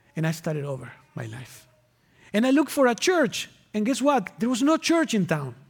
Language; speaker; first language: English; non-native, fluent; Spanish